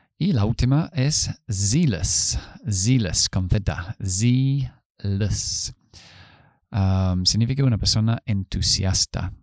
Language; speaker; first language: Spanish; non-native, fluent; English